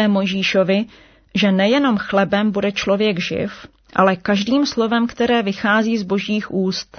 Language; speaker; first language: Czech; native; Czech